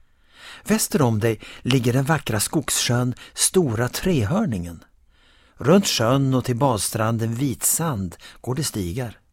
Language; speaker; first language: Swedish; native; Swedish